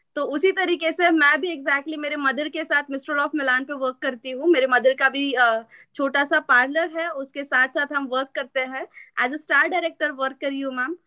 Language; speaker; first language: Hindi; non-native, local second language; Marathi